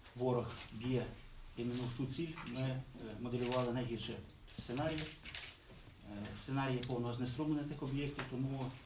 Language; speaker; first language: Ukrainian; native; Ukrainian